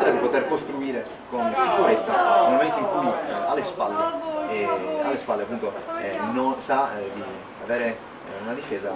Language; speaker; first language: Italian; native; Italian